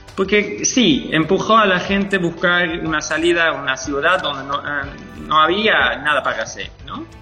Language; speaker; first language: Spanish; non-native, fluent; Dutch